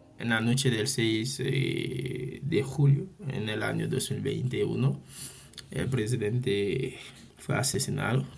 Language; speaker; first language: Spanish; non-native, fluent; Haitian Creole